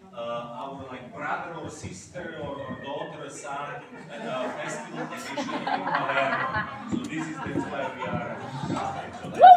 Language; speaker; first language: English; non-native, fluent; Slovak